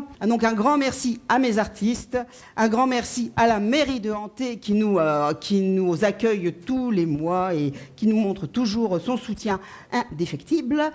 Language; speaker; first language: French; native; French